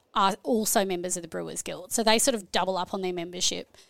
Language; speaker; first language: English; native; English